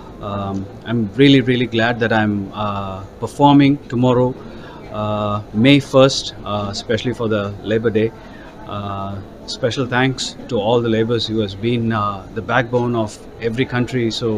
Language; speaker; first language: English; non-native, local second language; Tamil